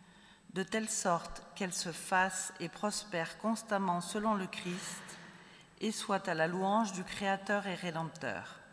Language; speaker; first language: French; native; French